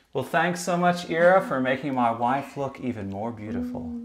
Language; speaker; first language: English; native; English